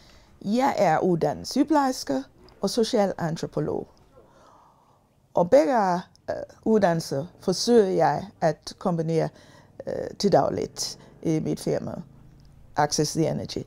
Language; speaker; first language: Danish; non-native, fluent; English